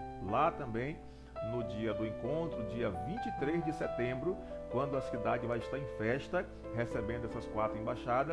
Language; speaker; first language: Portuguese; native; Portuguese